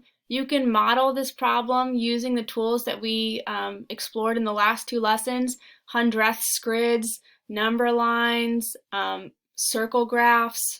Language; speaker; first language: English; native; English